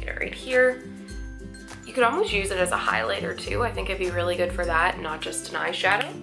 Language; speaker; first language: English; native; English